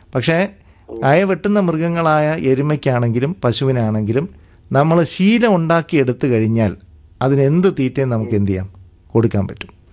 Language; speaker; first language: Malayalam; native; Malayalam